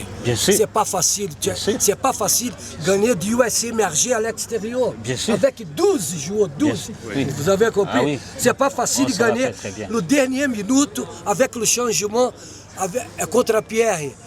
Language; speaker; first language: French; non-native, fluent; Portuguese